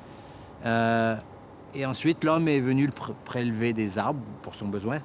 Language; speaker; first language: French; native; French